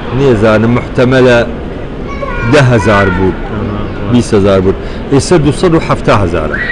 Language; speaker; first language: Central Kurdish; non-native, local second language; Southern Kurdish